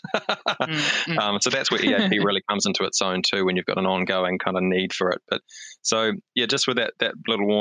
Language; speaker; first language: English; native; English